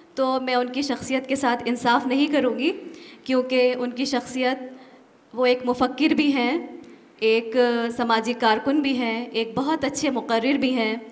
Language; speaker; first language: Urdu; native; Urdu